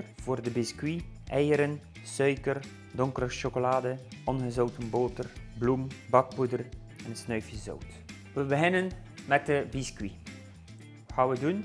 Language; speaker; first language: Dutch; native; Dutch